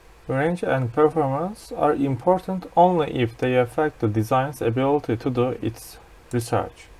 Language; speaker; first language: English; non-native, fluent; Turkish